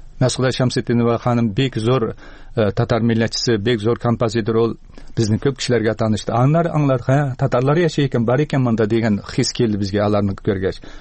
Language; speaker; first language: Tatar; early bilingual, heritage; Tatar